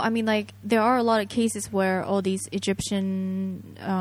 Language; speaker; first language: English; non-native, fluent; Japanese